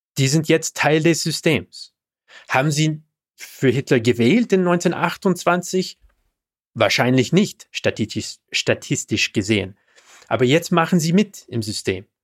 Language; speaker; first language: German; non-native, fluent; English